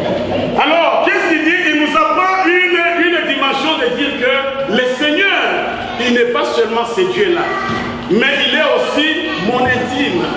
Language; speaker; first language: French; non-native, local second language; Lingala